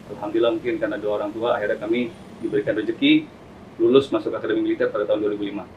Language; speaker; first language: Indonesian; early bilingual, other home language; Arabic